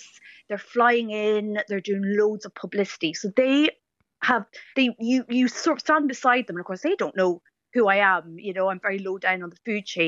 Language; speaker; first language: English; native; English